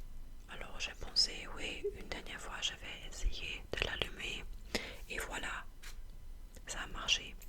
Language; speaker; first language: French; non-native, fluent; German